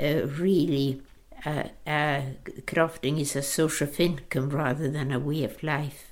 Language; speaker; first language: English; non-native, local second language; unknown